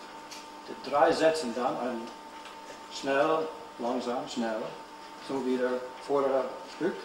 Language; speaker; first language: German; non-native, learner; English